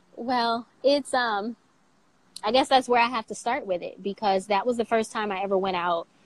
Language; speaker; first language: English; native; English